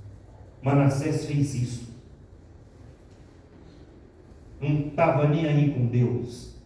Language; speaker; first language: Portuguese; native; Portuguese